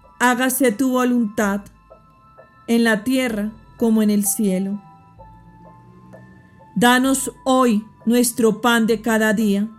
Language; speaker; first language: Spanish; native; Spanish